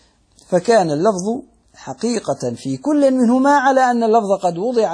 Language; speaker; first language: Arabic; native; Arabic